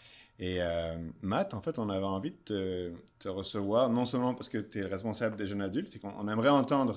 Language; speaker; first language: French; native; French